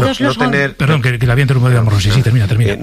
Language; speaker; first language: Spanish; native; Spanish